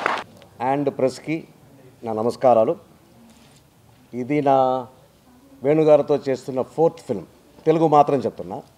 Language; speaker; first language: Telugu; native; Telugu